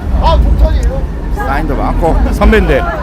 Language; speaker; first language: Korean; native; Korean